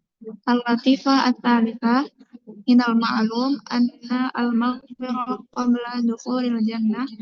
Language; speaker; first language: Arabic; non-native, learner; Indonesian